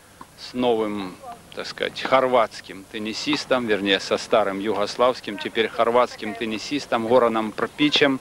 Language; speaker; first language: Russian; native; Russian